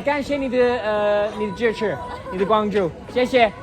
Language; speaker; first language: Chinese; non-native, learner; English